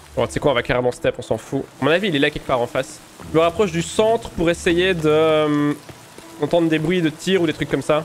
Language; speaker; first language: French; native; French